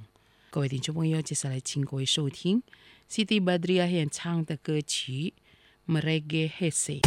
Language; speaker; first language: Chinese; non-native, fluent; Indonesian